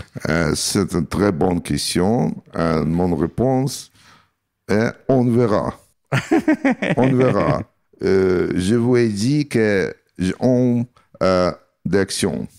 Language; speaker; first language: French; non-native, learner; Russian